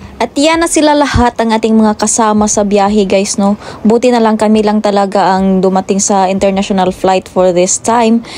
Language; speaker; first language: Filipino; non-native, local second language; Cebuano